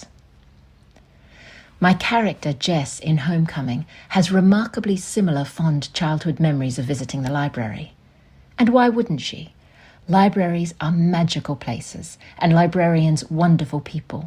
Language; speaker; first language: English; native; English